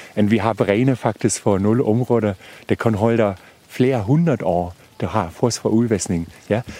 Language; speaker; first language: Danish; non-native, fluent; German